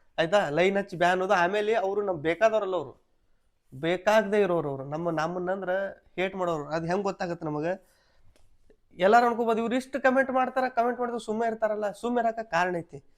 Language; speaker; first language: Kannada; native; Kannada